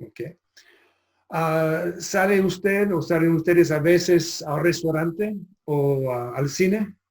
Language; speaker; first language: Spanish; non-native, fluent; English